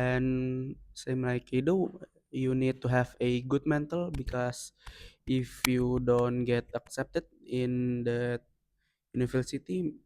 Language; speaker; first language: English; non-native, learner; Indonesian